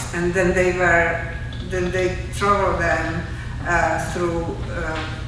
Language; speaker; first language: English; non-native, fluent; Czech